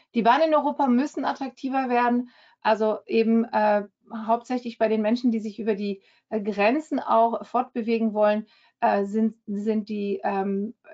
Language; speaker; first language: German; early bilingual, heritage; German